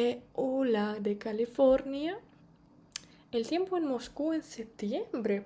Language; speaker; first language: Spanish; non-native, fluent; Russian